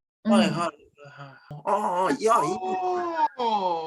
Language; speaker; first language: Japanese; native; Japanese